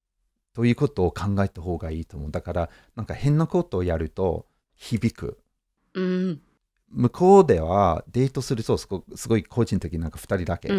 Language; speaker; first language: Japanese; non-native, fluent; English